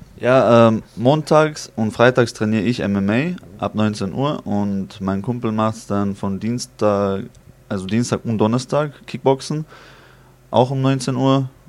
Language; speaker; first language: German; early bilingual, other home language; Chechen